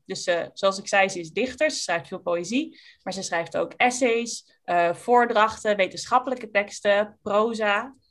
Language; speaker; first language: Dutch; native; Dutch